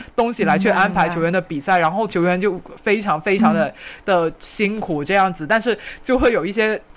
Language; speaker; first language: Chinese; native; Chinese